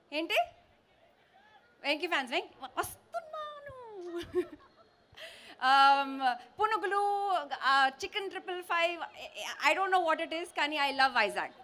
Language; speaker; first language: Telugu; non-native, fluent; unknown